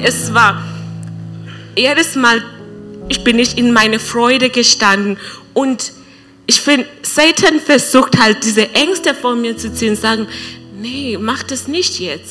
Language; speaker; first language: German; non-native, learner; English